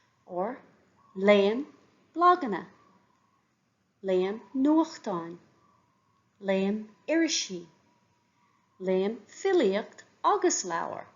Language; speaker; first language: Irish; non-native, local second language; English